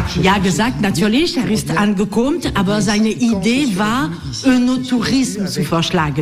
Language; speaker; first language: German; non-native, learner; French